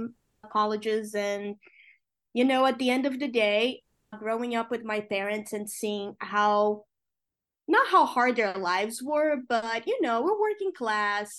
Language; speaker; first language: English; non-native, fluent; Portuguese